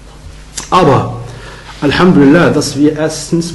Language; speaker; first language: German; non-native, learner; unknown